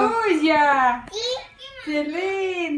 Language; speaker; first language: Spanish; native; Spanish